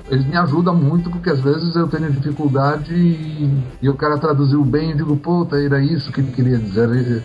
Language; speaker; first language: Portuguese; early bilingual, other home language; Polish